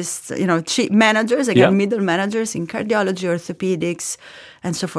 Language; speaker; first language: English; non-native, fluent; Italian